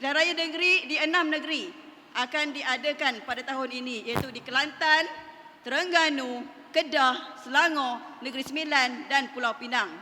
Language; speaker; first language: Malay; native; Malay